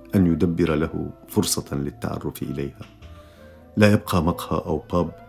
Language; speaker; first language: Arabic; non-native, local second language; Kurdish